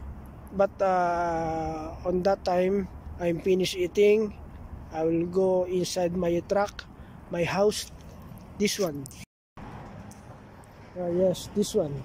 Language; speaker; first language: English; non-native, local second language; Filipino